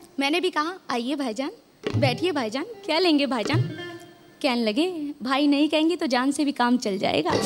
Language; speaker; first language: Hindi; native; Hindi